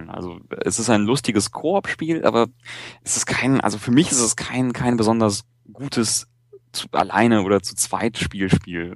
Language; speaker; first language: German; native; German